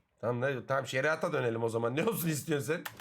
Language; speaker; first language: Turkish; native; Turkish